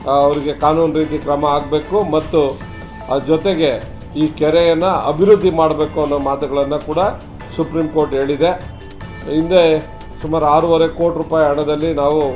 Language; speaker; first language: Kannada; native; Kannada